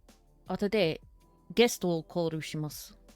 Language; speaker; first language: Japanese; non-native, learner; English